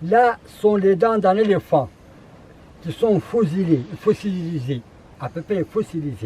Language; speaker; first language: French; non-native, learner; Arabic